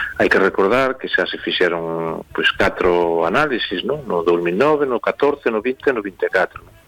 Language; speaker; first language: Galician; non-native, local second language; Spanish